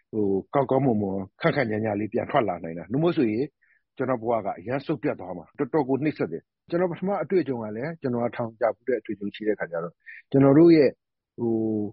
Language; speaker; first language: Burmese; native; Burmese